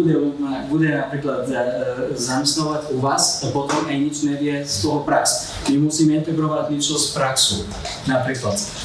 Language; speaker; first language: Slovak; non-native, fluent; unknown